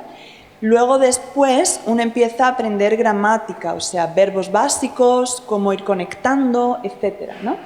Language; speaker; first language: Spanish; native; Spanish